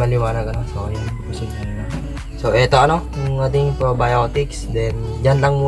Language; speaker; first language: Filipino; native; Filipino